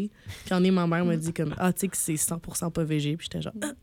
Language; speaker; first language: French; native; French